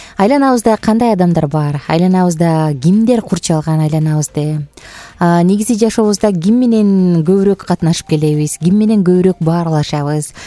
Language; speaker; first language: Kyrgyz; native; Kyrgyz